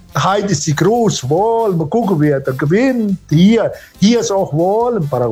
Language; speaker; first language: German; early bilingual, heritage; German